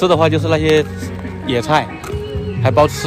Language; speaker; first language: Chinese; native; Chinese